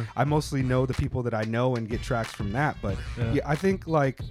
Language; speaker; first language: English; native; English